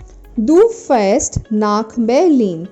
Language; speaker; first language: German; non-native, fluent; Hindi